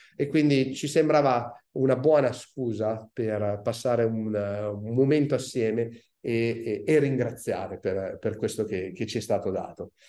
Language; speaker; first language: Italian; native; Italian